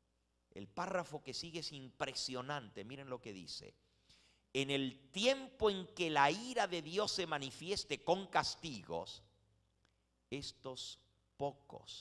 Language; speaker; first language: Spanish; native; Spanish